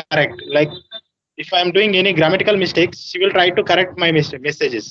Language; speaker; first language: English; non-native, learner; Telugu